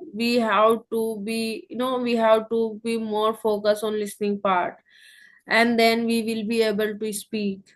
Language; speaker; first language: English; non-native, local second language; Hindi